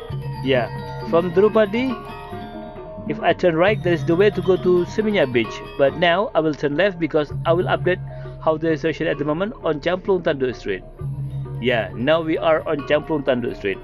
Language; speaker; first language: English; non-native, learner; Indonesian